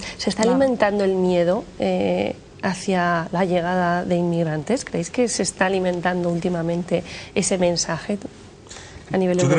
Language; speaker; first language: Spanish; native; Spanish